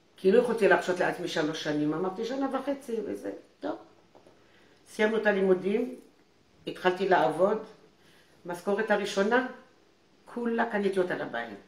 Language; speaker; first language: Hebrew; non-native, fluent; French